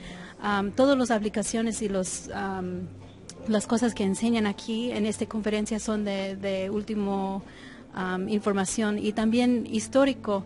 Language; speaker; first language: Spanish; early bilingual, heritage; English